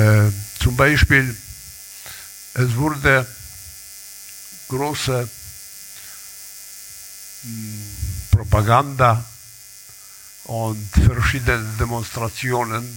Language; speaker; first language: German; non-native, learner; Polish